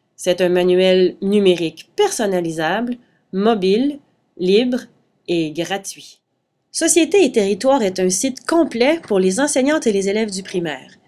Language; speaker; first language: French; native; French